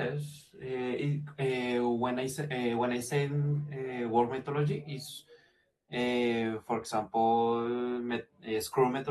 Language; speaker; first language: English; non-native, learner; Spanish